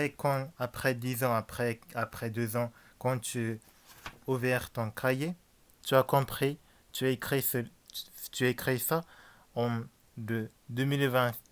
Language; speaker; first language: French; non-native, learner; Japanese